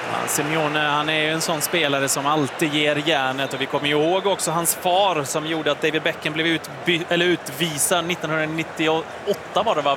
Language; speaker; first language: Swedish; native; Swedish